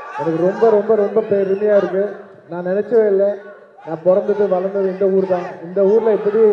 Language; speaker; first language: Tamil; non-native, local second language; Telugu